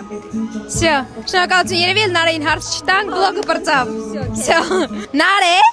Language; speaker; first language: Armenian; native; Armenian